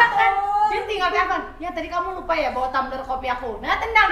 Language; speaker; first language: Indonesian; native; Indonesian